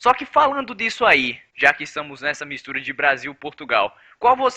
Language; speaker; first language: Portuguese; native; Portuguese